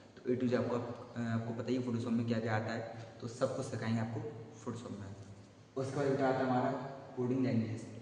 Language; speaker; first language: Hindi; native; Hindi